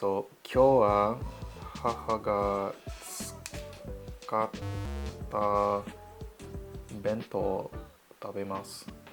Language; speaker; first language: Japanese; non-native, learner; English